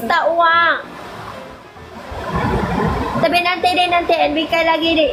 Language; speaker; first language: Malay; non-native, fluent; Vietnamese